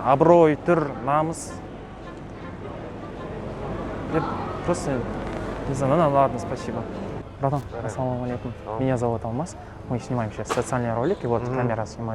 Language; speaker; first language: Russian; non-native, local second language; Kazakh